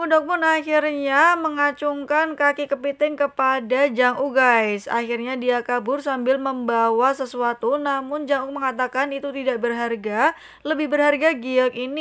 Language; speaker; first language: Indonesian; native; Indonesian